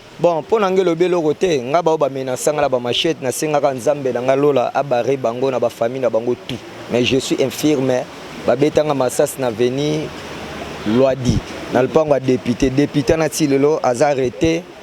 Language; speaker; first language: Lingala; native; Lingala